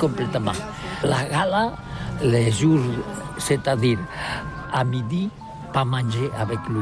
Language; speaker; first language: French; non-native, learner; Catalan